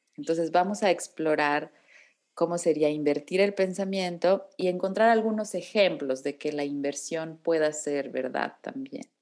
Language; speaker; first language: Spanish; native; Spanish